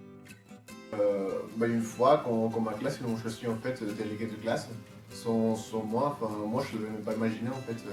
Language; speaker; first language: French; non-native, fluent; Spanish